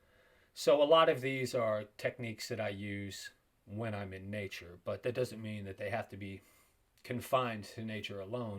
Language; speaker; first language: English; native; English